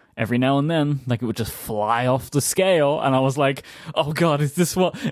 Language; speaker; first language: English; native; English